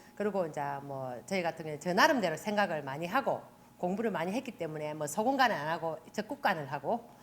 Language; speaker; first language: Korean; native; Korean